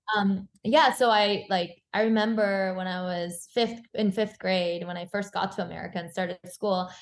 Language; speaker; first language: English; early bilingual, other home language; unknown